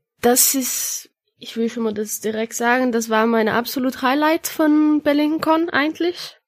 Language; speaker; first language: German; non-native, learner; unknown